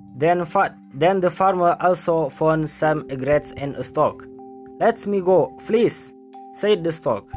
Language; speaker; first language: English; non-native, learner; Indonesian